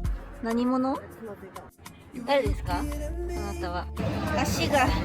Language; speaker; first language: Japanese; native; Japanese